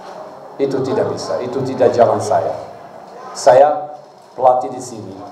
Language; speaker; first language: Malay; non-native, learner; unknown